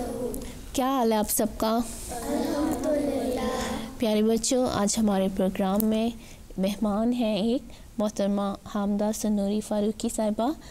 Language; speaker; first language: Urdu; native; Urdu